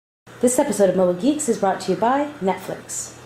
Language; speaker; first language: English; native; English